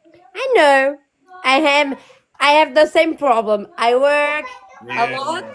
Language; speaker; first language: English; non-native, learner; Portuguese